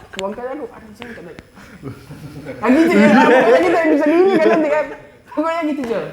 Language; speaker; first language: Indonesian; native; Indonesian